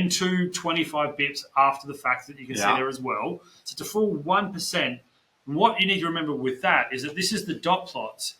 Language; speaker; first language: English; native; English